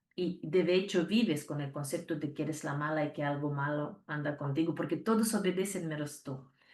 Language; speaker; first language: Spanish; non-native, fluent; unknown